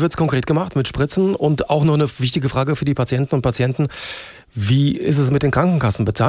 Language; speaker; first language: German; native; German